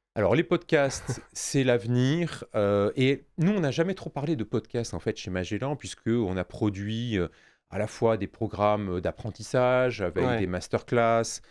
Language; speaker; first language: French; native; French